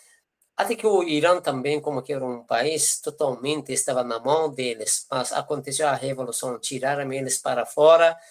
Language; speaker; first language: Portuguese; non-native, fluent; Persian